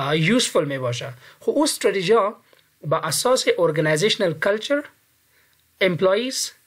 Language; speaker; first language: English; non-native, fluent; Pashto